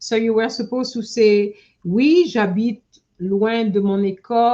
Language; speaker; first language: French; non-native, fluent; English